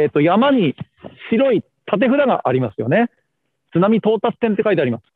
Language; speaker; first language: Japanese; native; Japanese